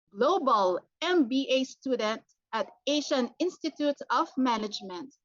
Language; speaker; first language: English; non-native, local second language; Filipino